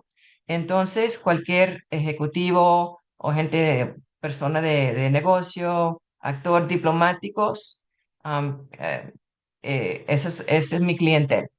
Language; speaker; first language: Spanish; non-native, fluent; English